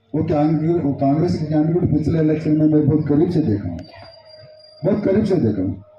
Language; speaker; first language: Hindi; non-native, local second language; Kannada